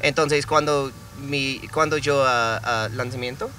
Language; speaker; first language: Spanish; non-native, learner; English